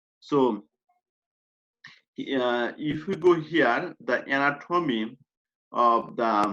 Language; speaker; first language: English; non-native, fluent; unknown